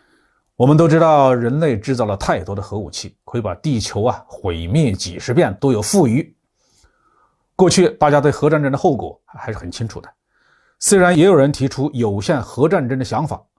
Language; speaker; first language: Chinese; native; Chinese